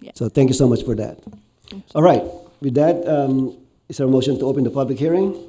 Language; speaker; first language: English; non-native, local second language; Filipino